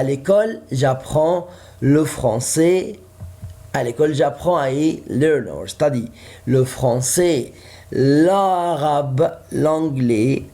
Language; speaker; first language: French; non-native, fluent; Arabic